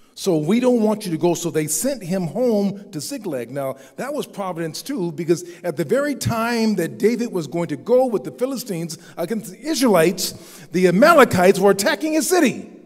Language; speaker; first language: English; native; English